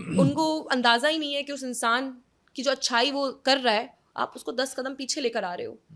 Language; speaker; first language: Urdu; native; Urdu